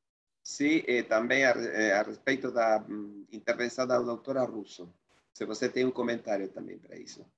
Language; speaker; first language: Portuguese; non-native, fluent; Spanish